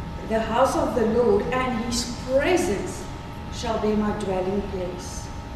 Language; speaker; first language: English; non-native, local second language; Afrikaans